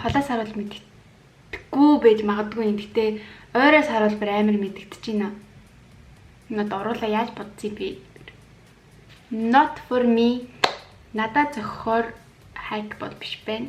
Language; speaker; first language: Mongolian; native; Mongolian